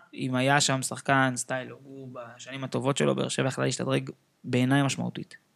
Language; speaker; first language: Hebrew; native; Hebrew